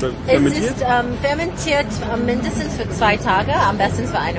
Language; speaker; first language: German; non-native, learner; Korean